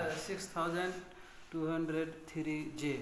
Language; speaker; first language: Arabic; non-native, learner; Indonesian